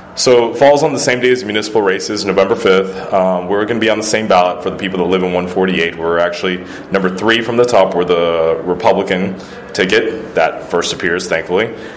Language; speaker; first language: English; early bilingual, other home language; Spanish